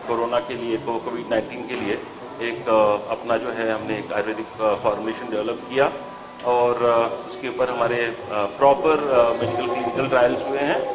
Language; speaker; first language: Hindi; native; Hindi